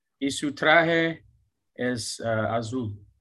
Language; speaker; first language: Spanish; non-native, learner; English